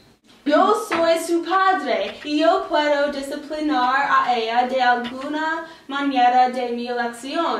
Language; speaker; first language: Spanish; non-native, learner; English